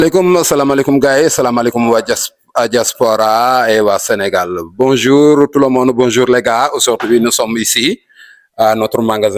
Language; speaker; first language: French; non-native, local second language; Wolof